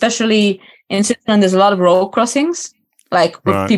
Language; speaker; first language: English; non-native, fluent; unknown